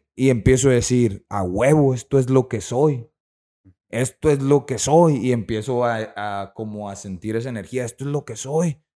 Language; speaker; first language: Spanish; native; Spanish